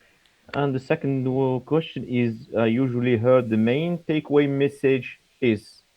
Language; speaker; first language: English; non-native, fluent; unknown